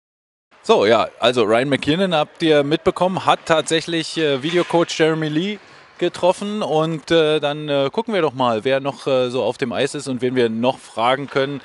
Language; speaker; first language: German; native; German